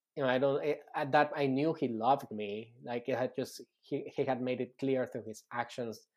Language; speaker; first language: English; non-native, fluent; Spanish